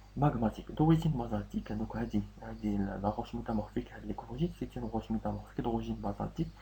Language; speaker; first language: French; non-native, local second language; Arabic